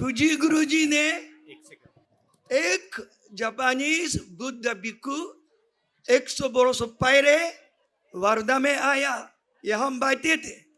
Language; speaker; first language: Hindi; non-native, fluent; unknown